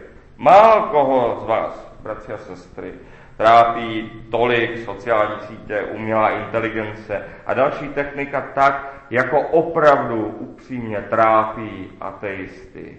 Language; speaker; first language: Czech; native; Czech